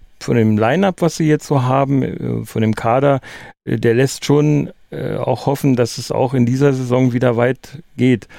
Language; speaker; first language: German; native; German